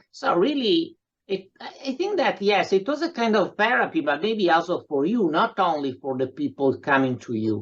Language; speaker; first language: English; non-native, fluent; Italian